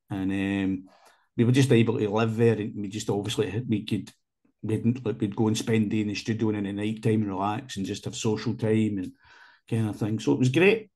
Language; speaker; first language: English; native; English